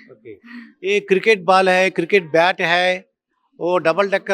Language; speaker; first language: Hindi; non-native, local second language; Telugu